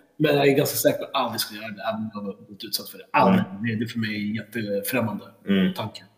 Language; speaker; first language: Swedish; early bilingual, other home language; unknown